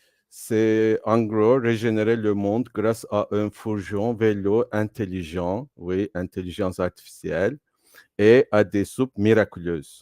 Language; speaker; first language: French; non-native, fluent; Turkish